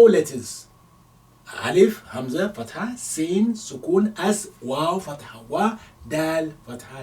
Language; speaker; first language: Arabic; non-native, fluent; English